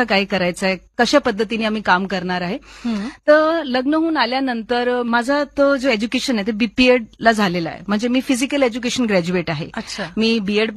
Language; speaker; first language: Marathi; non-native, local second language; Hindi